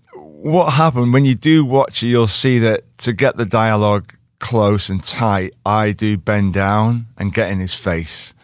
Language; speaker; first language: English; native; English